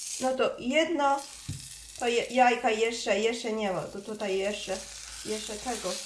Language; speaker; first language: Polish; non-native, learner; Chinese